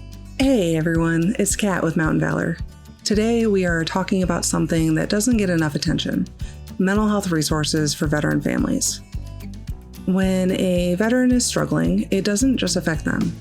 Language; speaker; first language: English; native; English